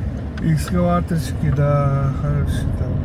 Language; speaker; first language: Russian; non-native, local second language; Uzbek